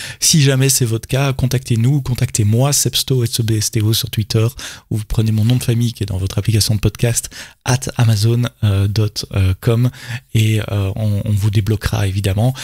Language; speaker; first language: French; native; French